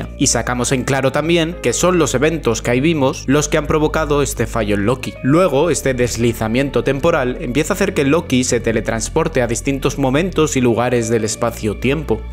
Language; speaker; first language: Spanish; native; Spanish